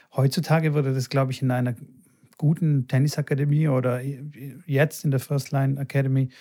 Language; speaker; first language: German; early bilingual, other home language; Bulgarian